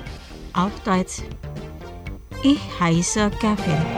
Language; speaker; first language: German; non-native, fluent; Indonesian